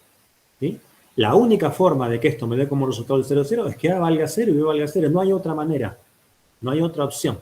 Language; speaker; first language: Spanish; native; Spanish